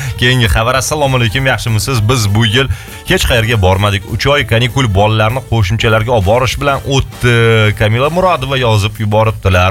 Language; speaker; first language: Uzbek; native; Uzbek